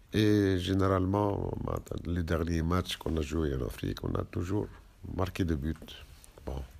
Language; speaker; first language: French; non-native, local second language; Arabic